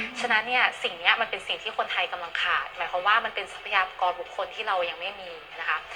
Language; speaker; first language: Thai; native; Thai